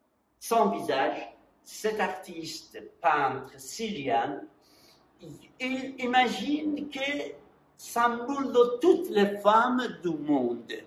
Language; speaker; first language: French; non-native, fluent; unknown